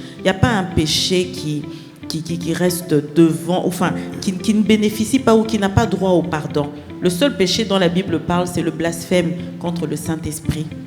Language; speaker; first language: French; non-native, local second language; Lingala